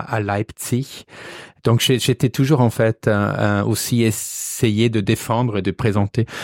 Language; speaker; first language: French; non-native, fluent; German